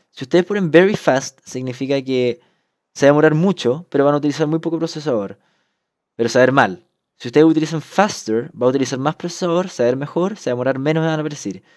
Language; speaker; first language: Spanish; native; Spanish